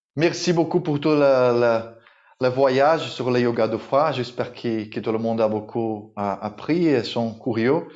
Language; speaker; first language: French; non-native, fluent; Portuguese